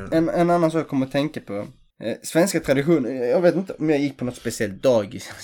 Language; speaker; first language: Swedish; early bilingual, other home language; Greek